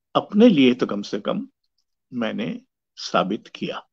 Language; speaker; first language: Hindi; native; Hindi